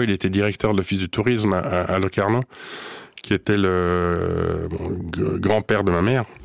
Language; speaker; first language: French; non-native, local second language; Swiss German